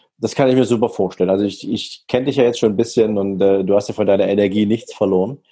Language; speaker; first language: German; native; German